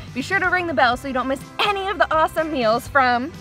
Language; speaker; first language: English; native; English